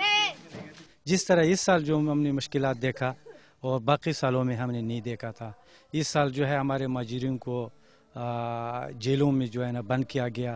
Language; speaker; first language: Hindi; non-native, fluent; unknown